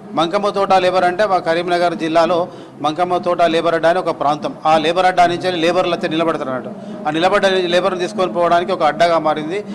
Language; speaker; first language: Telugu; native; Telugu